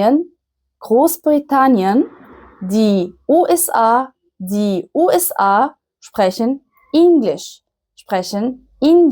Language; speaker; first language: German; non-native, fluent; Arabic